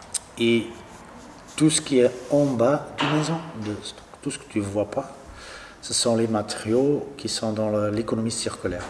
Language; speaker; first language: French; non-native, local second language; Dutch